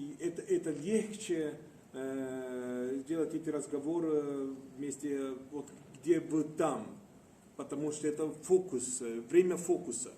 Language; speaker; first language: Russian; non-native, fluent; Estonian